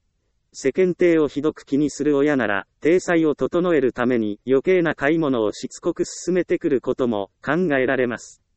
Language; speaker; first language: Japanese; native; Japanese